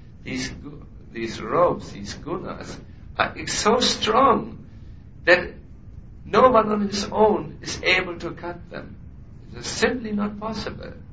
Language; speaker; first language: English; non-native, fluent; German